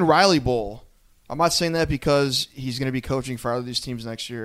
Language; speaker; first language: English; native; English